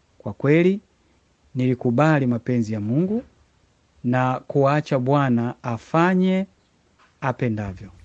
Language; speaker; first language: Swahili; native; Swahili